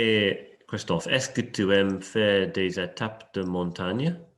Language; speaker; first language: French; non-native, fluent; English